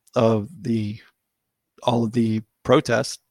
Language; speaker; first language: English; native; English